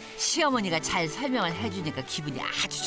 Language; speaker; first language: Korean; native; Korean